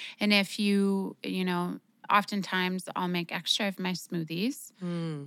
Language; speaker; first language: English; native; English